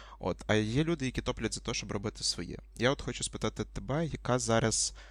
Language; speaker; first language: Ukrainian; native; Ukrainian